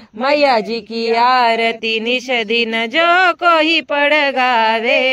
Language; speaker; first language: Hindi; non-native, local second language; Marathi